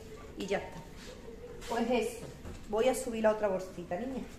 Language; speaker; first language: Spanish; native; Spanish